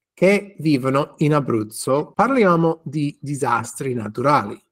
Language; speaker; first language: Italian; non-native, learner; English